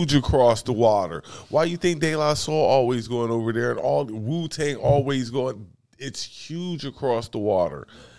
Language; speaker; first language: English; native; English